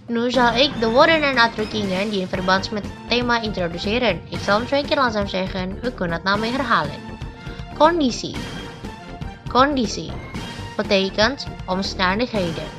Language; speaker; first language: Dutch; non-native, fluent; Indonesian